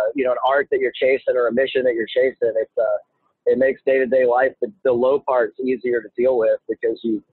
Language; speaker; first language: English; native; English